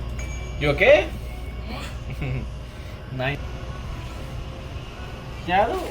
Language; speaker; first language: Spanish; non-native, learner; Sinhala